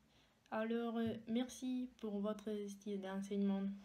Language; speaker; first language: French; non-native, fluent; Slovak